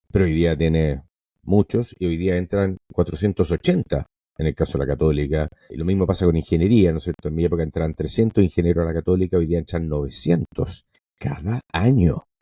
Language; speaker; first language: Spanish; non-native, local second language; English